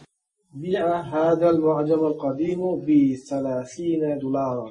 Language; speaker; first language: Arabic; non-native, learner; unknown